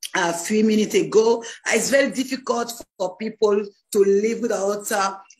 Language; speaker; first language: English; non-native, learner; French